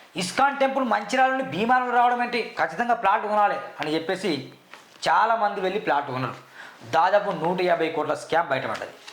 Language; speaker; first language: Telugu; native; Telugu